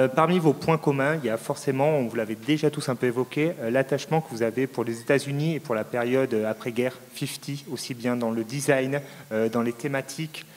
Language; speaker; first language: French; native; French